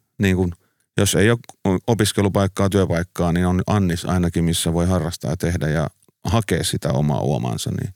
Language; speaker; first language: Finnish; native; Finnish